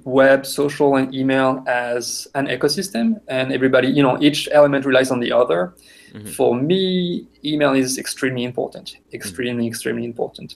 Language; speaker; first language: English; non-native, fluent; French